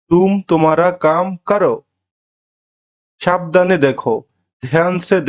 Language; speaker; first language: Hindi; non-native, local second language; Bangla